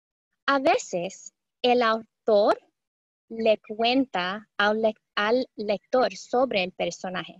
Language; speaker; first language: Spanish; early bilingual, heritage; Spanish